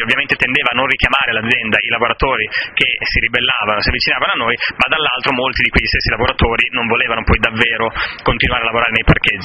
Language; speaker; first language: Italian; native; Italian